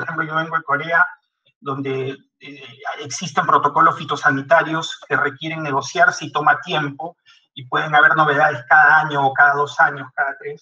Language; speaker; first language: Spanish; native; Spanish